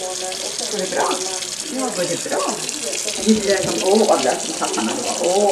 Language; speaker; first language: Swedish; native; Swedish